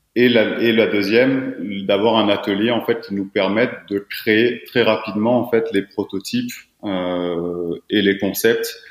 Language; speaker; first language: French; native; French